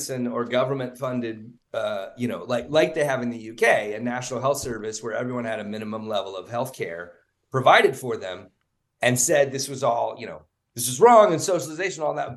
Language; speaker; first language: English; native; English